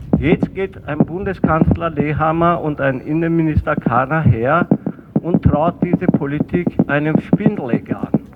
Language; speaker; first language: German; early bilingual, other home language; Turkish